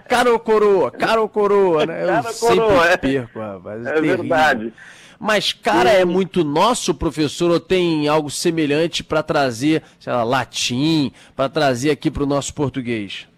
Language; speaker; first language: Portuguese; native; Portuguese